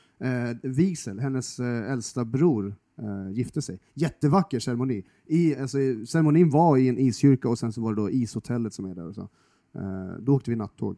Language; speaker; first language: Swedish; native; Swedish